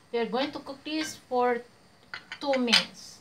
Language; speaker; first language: English; non-native, learner; Indonesian